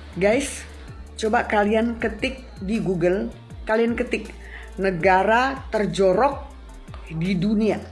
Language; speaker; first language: Indonesian; native; Indonesian